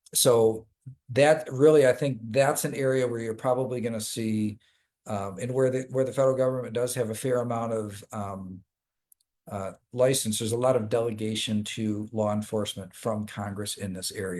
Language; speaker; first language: English; native; English